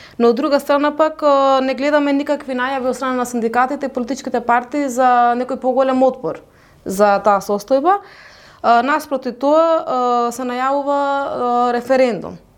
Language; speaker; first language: Macedonian; non-native, local second language; Albanian